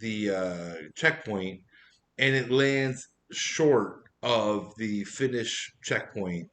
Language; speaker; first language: English; native; English